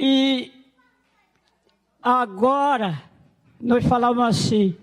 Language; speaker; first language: Portuguese; non-native, local second language; Guarani